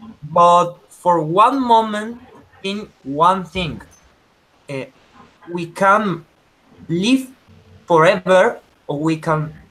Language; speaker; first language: English; non-native, learner; Spanish